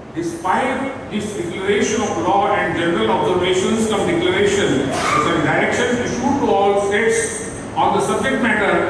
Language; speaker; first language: English; non-native, local second language; Marathi